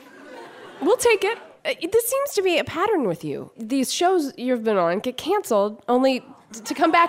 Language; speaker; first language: English; native; English